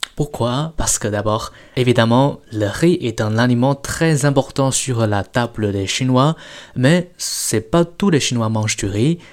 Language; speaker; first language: French; non-native, fluent; Chinese